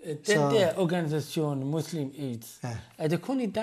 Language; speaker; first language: Danish; non-native, fluent; Arabic